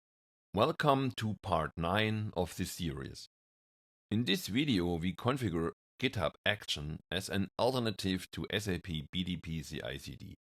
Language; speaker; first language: English; non-native, fluent; German